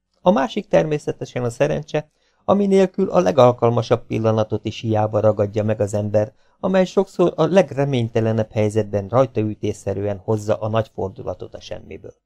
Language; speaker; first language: Hungarian; native; Hungarian